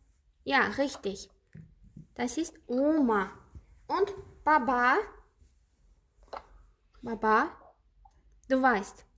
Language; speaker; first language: German; non-native, learner; Azerbaijani